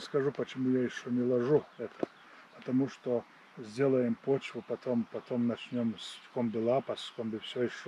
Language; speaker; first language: Russian; non-native, fluent; Latvian